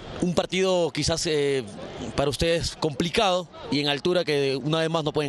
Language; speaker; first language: Spanish; native; Spanish